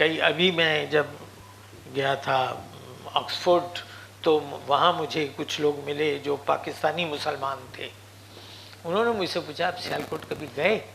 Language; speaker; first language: Hindi; non-native, local second language; Punjabi